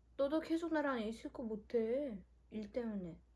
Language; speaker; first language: Korean; non-native, fluent; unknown